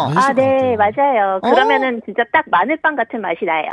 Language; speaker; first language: Korean; native; Korean